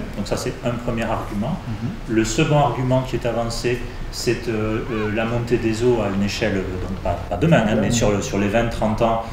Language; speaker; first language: French; native; French